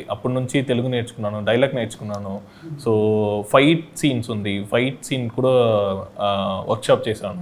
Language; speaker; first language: Telugu; non-native, learner; Tamil